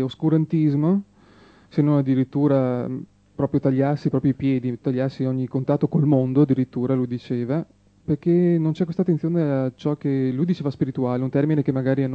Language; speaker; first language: Italian; native; Italian